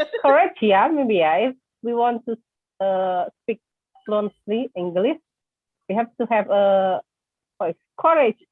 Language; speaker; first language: English; non-native, fluent; Indonesian